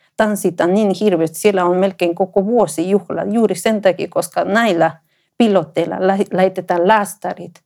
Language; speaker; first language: Finnish; non-native, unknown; Spanish